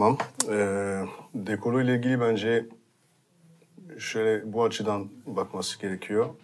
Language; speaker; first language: Turkish; non-native, fluent; French